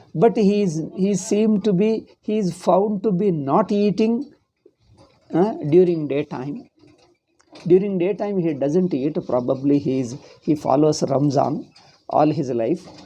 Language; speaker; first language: English; non-native, local second language; Kannada